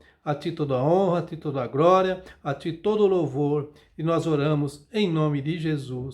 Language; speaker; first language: Portuguese; native; Portuguese